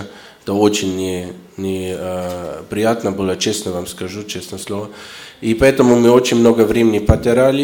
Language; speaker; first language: Russian; non-native, fluent; German